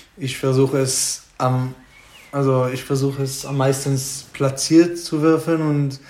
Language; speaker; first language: German; non-native, fluent; Hebrew